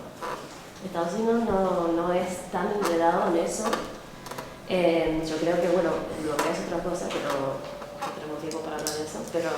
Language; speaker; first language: Spanish; non-native, fluent; English